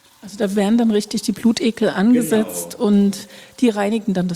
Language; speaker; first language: German; native; German